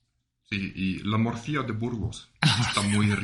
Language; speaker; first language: Spanish; non-native, fluent; German